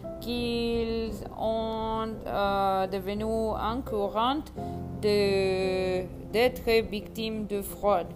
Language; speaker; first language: French; non-native, learner; Spanish